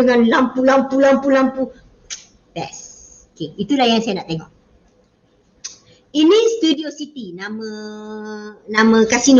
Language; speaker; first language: Malay; native; Malay